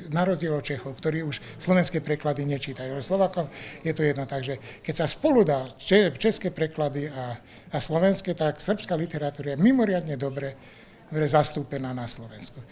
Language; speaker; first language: Slovak; early bilingual, heritage; Slovak